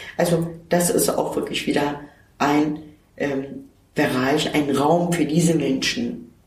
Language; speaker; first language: German; non-native, fluent; Turkish